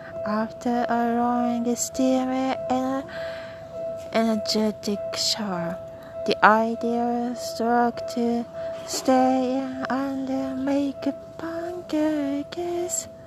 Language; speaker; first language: English; non-native, fluent; Japanese